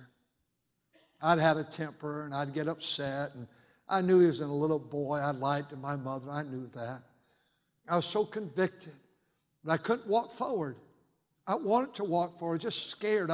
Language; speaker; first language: English; native; English